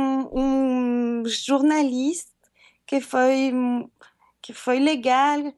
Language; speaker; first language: Portuguese; non-native, learner; French